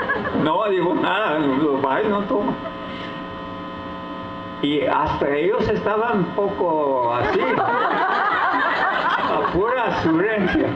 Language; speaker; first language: Spanish; non-native, fluent; English